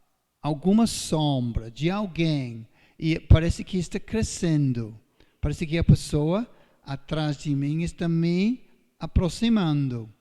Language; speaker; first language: Portuguese; non-native, fluent; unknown